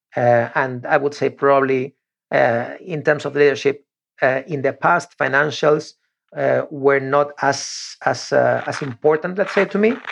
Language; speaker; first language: English; non-native, fluent; Spanish